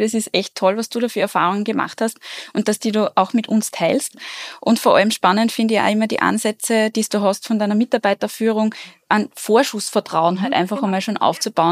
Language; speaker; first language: German; native; German